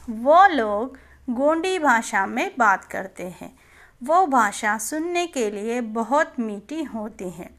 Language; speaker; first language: Hindi; non-native, local second language; Telugu